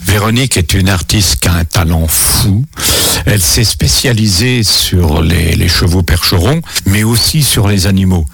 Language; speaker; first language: French; native; French